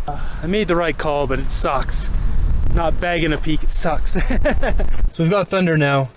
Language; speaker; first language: English; native; English